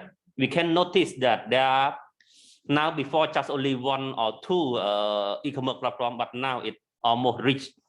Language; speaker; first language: English; non-native, learner; Khmer